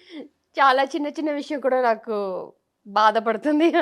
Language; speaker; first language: Telugu; non-native, local second language; Tamil